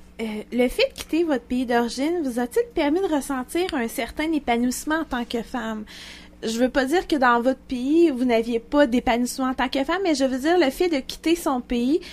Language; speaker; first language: French; native; French